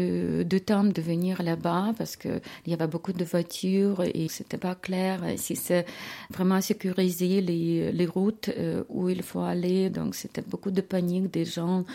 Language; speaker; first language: French; non-native, learner; Ukrainian